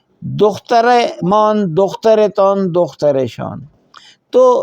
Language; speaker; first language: Persian; non-native, fluent; Urdu